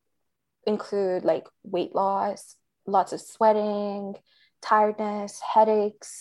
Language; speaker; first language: English; non-native, local second language; Hindi